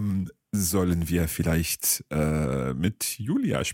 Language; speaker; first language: German; non-native, learner; English